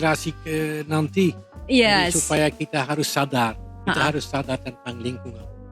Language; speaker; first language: Indonesian; non-native, fluent; Dutch